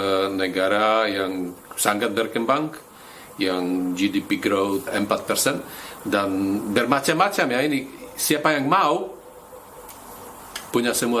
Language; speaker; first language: Indonesian; non-native, fluent; Slovak